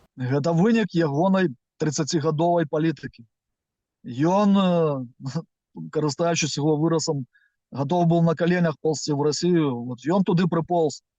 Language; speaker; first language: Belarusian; non-native, local second language; Russian